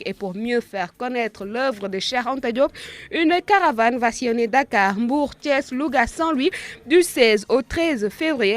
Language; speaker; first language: French; non-native, local second language; Wolof